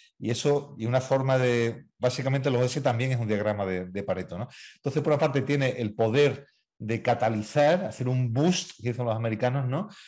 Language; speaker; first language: Spanish; native; Spanish